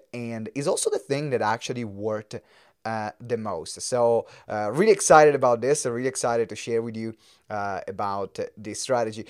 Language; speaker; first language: English; non-native, fluent; Italian